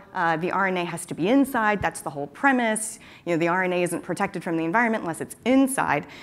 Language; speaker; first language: English; native; English